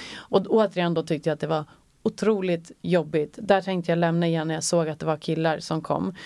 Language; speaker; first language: Swedish; native; Swedish